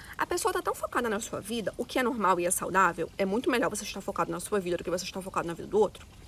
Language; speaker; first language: Portuguese; native; Portuguese